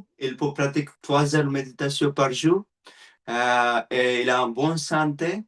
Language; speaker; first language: French; non-native, learner; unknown